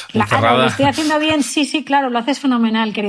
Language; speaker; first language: Spanish; native; Spanish